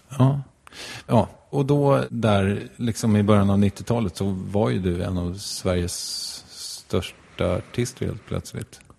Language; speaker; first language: Swedish; native; Swedish